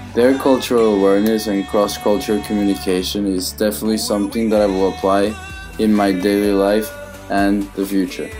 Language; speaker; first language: English; non-native, fluent; Spanish